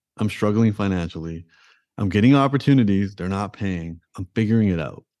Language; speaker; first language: English; early bilingual, other home language; Punjabi